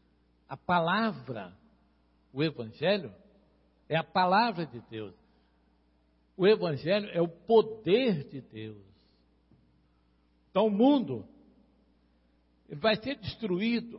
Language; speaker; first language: Portuguese; native; Portuguese